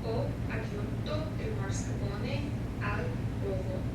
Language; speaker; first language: Italian; non-native, learner; English